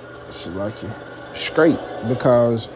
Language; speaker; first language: English; native; English